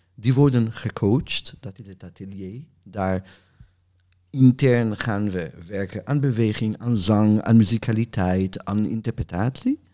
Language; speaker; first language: Dutch; non-native, fluent; Hebrew